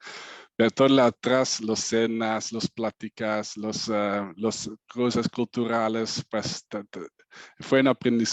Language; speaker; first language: Spanish; non-native, fluent; Dutch